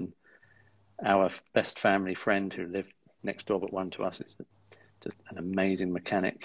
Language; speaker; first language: English; native; English